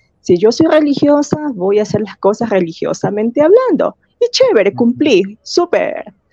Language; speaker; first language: Spanish; native; Spanish